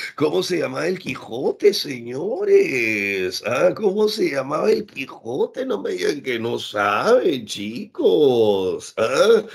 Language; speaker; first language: Spanish; native; Spanish